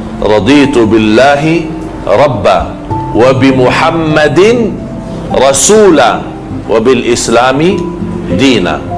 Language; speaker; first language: Malay; non-native, fluent; Arabic